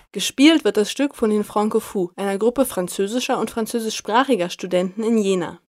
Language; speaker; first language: German; native; German